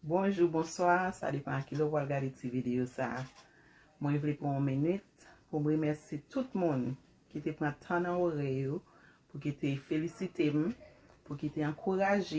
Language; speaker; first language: French; non-native, local second language; Haitian Creole